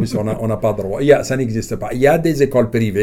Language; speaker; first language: French; non-native, local second language; Arabic